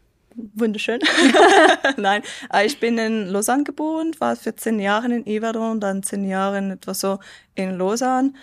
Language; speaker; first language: German; non-native, local second language; French